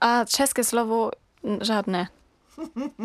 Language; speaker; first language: Czech; non-native, learner; German